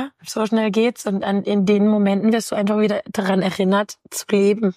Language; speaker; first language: German; native; German